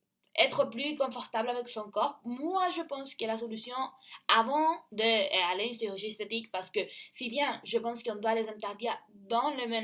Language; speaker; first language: French; non-native, learner; Spanish